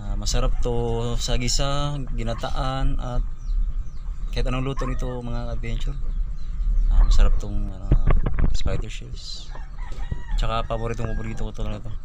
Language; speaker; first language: Filipino; non-native, local second language; Cebuano